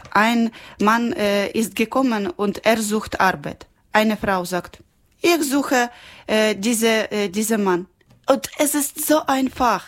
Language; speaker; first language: German; non-native, learner; Ukrainian